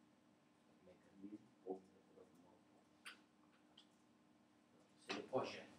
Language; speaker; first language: French; non-native, learner; Portuguese